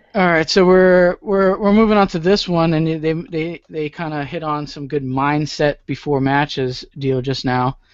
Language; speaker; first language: English; native; English